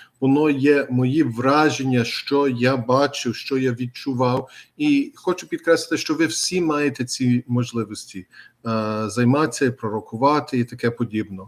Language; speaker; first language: Ukrainian; early bilingual, heritage; Ukrainian